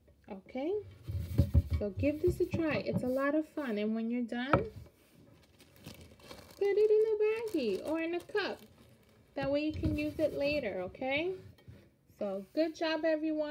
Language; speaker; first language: English; early bilingual, other home language; Spanish